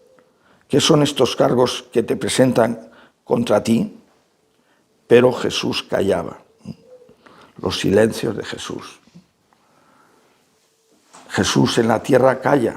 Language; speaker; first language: Spanish; native; Spanish